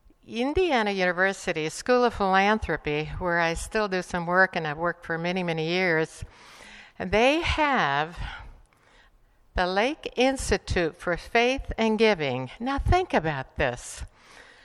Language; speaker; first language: English; non-native, fluent; Spanish